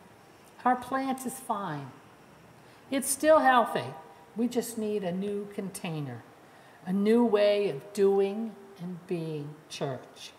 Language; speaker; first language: English; native; English